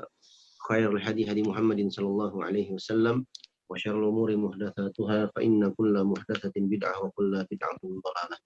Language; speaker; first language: Arabic; non-native, fluent; Indonesian